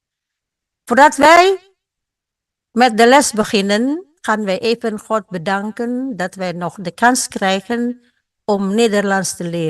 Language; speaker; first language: Dutch; non-native, fluent; Indonesian